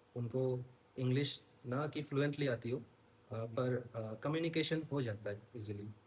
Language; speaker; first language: Hindi; non-native, local second language; Assamese